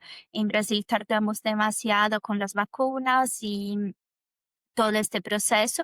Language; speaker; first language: Spanish; non-native, fluent; Portuguese